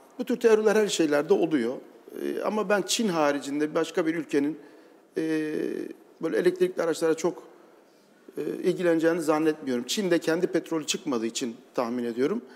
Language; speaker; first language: Turkish; native; Turkish